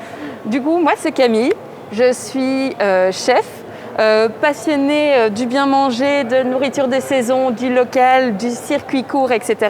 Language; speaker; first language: French; native; French